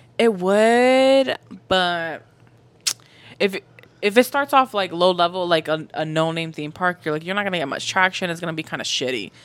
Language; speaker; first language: English; native; English